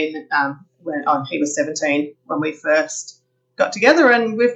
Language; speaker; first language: English; native; English